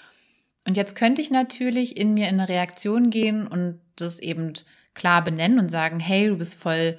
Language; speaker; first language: German; native; German